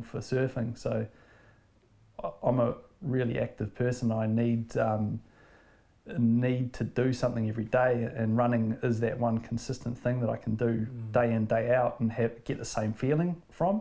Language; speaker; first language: English; native; English